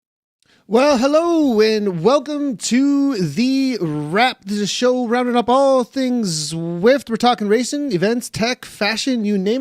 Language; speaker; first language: English; native; English